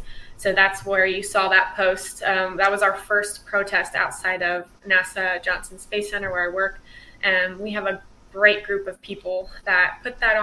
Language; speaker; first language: English; native; English